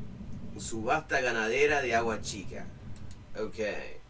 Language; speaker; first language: Spanish; non-native, fluent; English